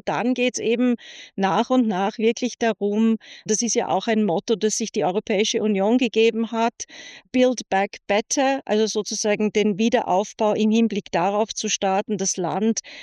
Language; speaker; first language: German; native; German